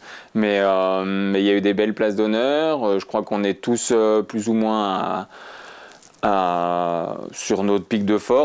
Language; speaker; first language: French; native; French